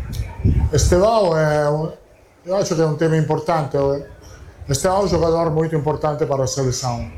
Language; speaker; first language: Portuguese; non-native, learner; Italian